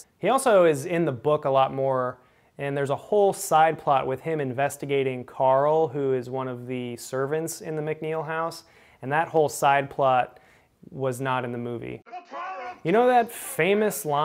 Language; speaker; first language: English; native; English